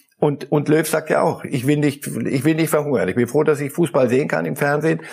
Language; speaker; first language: German; early bilingual, other home language; Polish